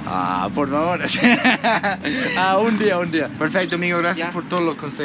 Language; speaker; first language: Spanish; non-native, learner; English